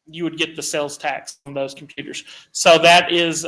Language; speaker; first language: English; native; English